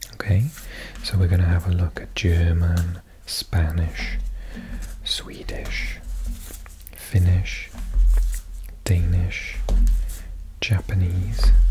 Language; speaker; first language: English; native; English